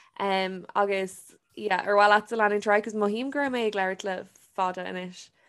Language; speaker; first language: Irish; non-native, local second language; English